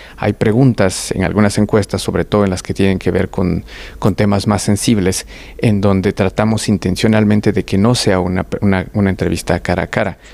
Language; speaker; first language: Spanish; native; Spanish